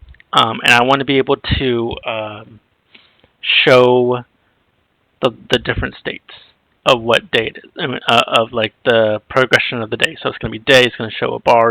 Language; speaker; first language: English; native; English